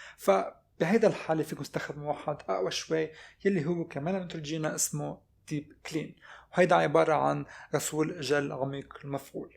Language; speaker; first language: Arabic; native; Arabic